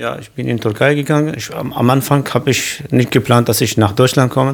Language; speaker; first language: German; non-native, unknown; Kurdish